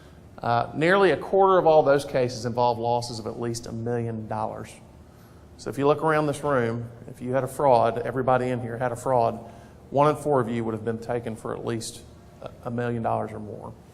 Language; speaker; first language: English; native; English